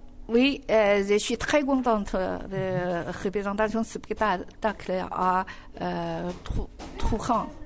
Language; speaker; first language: French; non-native, learner; Chinese